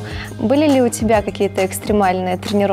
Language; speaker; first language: Russian; native; Russian